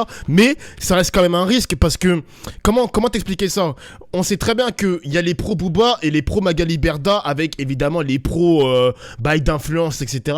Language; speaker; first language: French; native; French